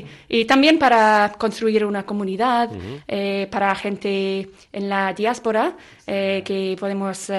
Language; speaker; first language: Spanish; non-native, fluent; English